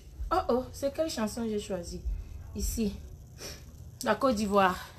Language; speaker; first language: French; non-native, local second language; Ewe